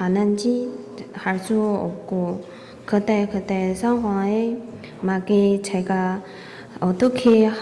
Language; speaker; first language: Korean; non-native, fluent; Chinese